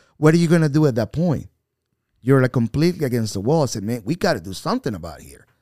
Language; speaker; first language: English; non-native, fluent; Spanish